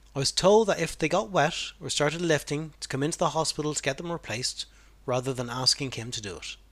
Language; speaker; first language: English; native; English